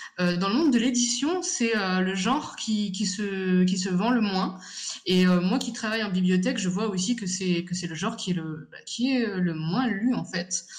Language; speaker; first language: French; native; French